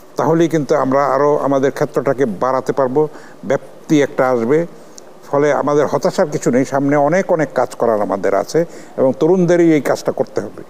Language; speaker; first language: Bangla; native; Bangla